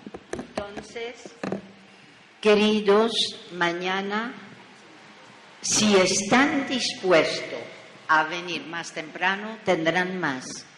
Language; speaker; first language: Spanish; non-native, fluent; French